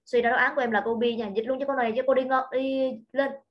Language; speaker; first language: Vietnamese; native; Vietnamese